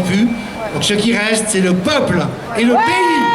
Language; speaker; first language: French; native; French